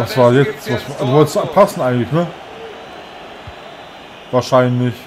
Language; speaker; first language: German; native; German